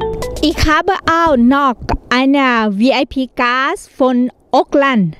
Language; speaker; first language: German; non-native, learner; Thai